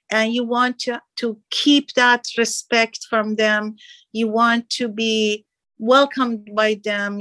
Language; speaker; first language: English; non-native, fluent; Persian